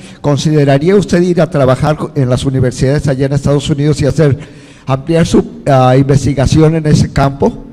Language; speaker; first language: Spanish; non-native, fluent; Portuguese